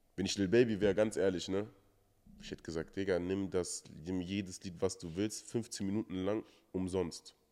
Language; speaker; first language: German; native; German